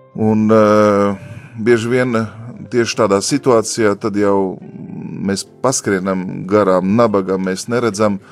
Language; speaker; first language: Latvian; native; Latvian